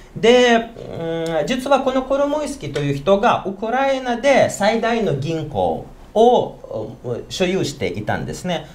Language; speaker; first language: Japanese; non-native, fluent; Ukrainian